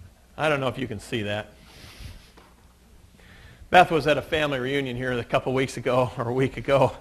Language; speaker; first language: English; native; English